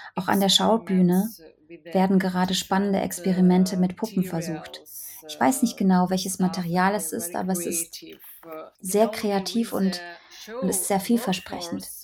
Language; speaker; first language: German; non-native, fluent; Ukrainian